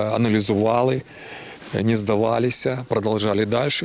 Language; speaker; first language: Ukrainian; non-native, local second language; Russian